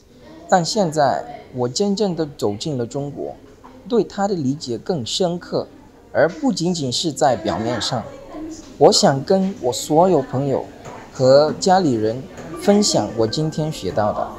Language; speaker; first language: Chinese; non-native, fluent; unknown